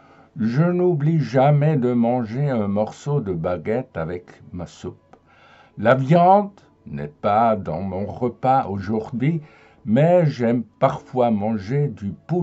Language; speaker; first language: French; non-native, fluent; German